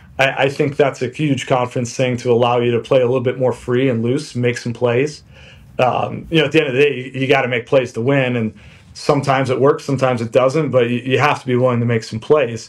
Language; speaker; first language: English; native; English